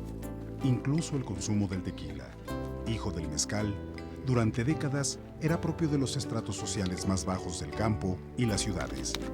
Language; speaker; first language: Spanish; native; Spanish